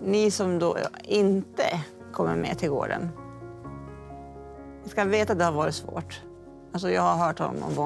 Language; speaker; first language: Swedish; native; Swedish